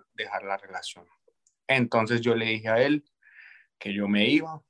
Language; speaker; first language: Spanish; native; Spanish